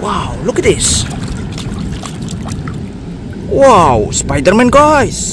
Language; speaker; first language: English; non-native, learner; Indonesian